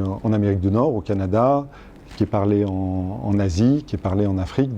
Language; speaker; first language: French; native; French